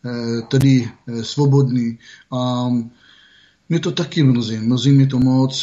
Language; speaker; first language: Czech; non-native, fluent; Hebrew